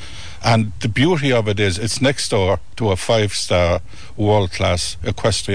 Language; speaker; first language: English; native; English